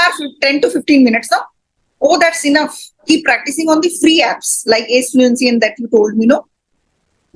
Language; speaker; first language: English; non-native, fluent; Hindi